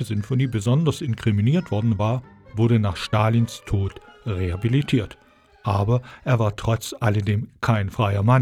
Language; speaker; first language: German; native; German